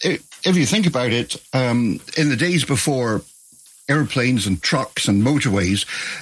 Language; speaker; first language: English; native; English